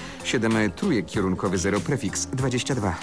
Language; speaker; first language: Polish; native; Polish